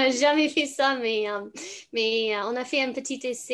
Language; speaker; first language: French; non-native, fluent; English